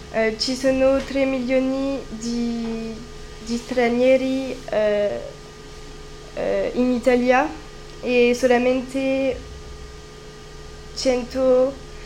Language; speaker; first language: Italian; non-native, learner; French